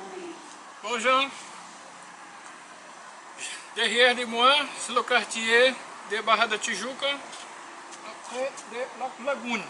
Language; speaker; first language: French; non-native, learner; Portuguese